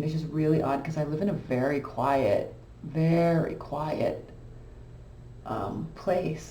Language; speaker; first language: English; native; English